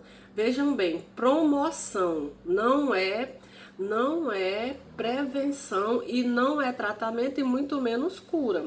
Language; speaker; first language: Portuguese; native; Portuguese